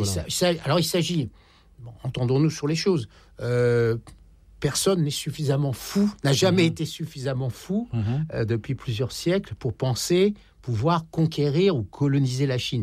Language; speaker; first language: French; native; French